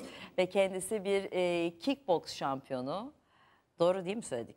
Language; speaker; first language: Turkish; native; Turkish